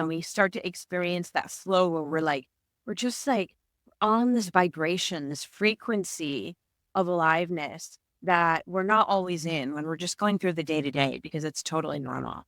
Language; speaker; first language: English; native; English